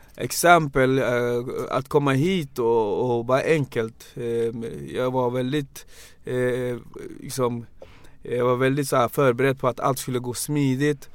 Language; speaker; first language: Swedish; early bilingual, other home language; Wolof